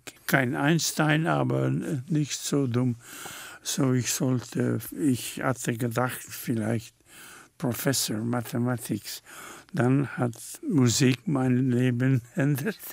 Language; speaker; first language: German; non-native, fluent; French